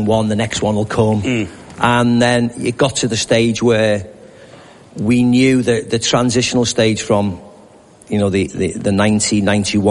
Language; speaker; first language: English; native; English